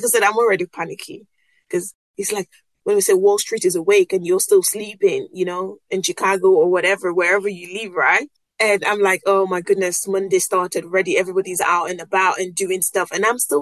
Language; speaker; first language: English; non-native, local second language; Yoruba